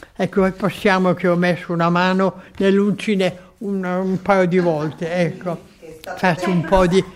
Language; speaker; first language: Italian; native; Italian